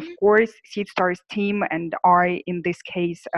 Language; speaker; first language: English; non-native, fluent; Ukrainian